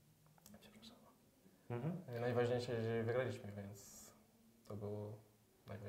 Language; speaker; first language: Polish; early bilingual, heritage; French